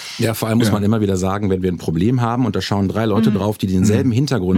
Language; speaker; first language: German; native; German